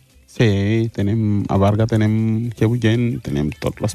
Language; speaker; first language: Catalan; non-native, learner; Mandingo